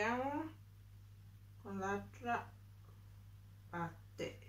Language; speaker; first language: Italian; non-native, learner; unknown